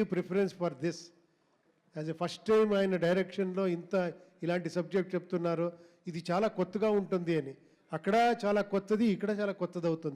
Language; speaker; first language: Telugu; non-native, local second language; Kannada